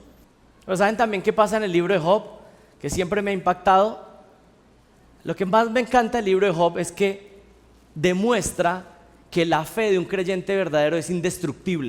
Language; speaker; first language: Spanish; native; Spanish